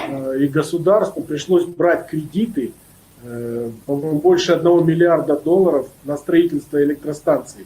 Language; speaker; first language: Russian; native; Russian